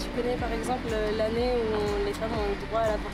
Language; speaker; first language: French; native; French